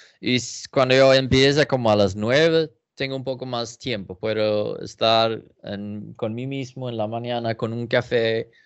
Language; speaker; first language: Spanish; non-native, learner; Swedish